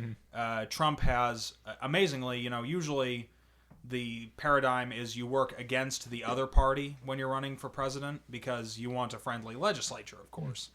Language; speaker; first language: English; native; English